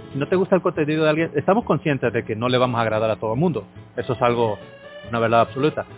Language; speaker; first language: Spanish; native; Spanish